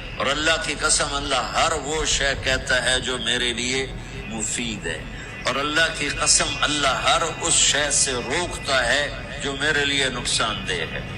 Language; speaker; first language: Urdu; non-native, local second language; Punjabi